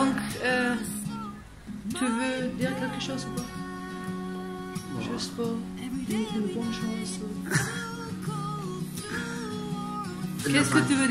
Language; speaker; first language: French; non-native, learner; German